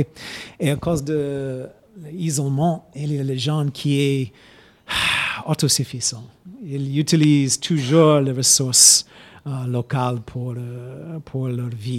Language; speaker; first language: French; non-native, fluent; English